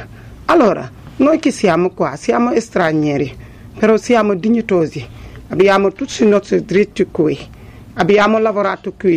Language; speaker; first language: Italian; non-native, learner; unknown